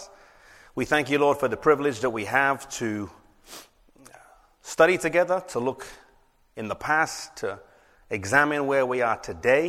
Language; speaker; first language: English; native; English